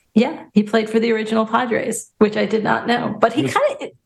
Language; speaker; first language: English; native; English